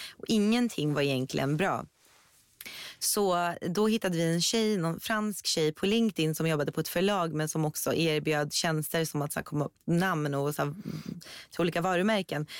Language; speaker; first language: Swedish; early bilingual, other home language; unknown